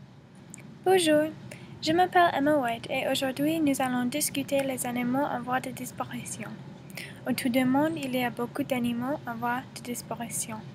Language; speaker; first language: French; non-native, learner; English